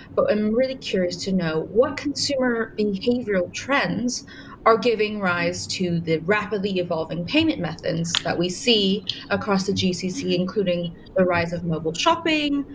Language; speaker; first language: English; native; English